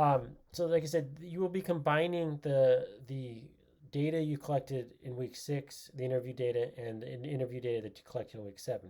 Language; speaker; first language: English; native; English